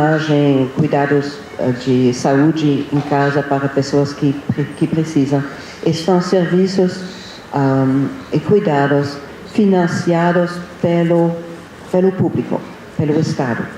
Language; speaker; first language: Portuguese; non-native, fluent; English